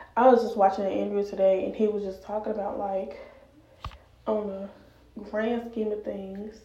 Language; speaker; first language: English; native; English